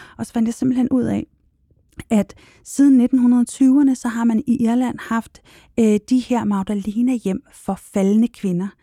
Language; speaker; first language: Danish; native; Danish